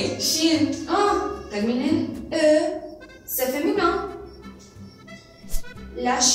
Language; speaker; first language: French; non-native, learner; Spanish